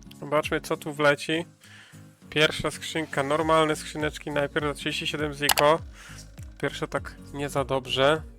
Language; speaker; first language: Polish; native; Polish